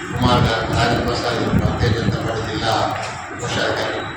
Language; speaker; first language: Telugu; native; Telugu